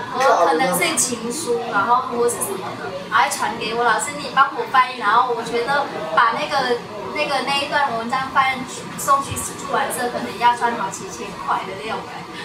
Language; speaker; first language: Chinese; non-native, fluent; Vietnamese